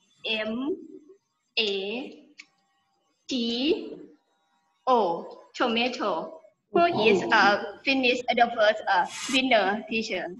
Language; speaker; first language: English; non-native, learner; Thai